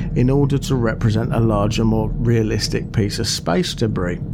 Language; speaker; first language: English; native; English